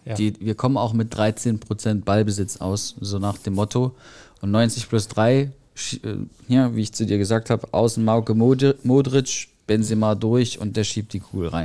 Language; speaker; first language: German; native; German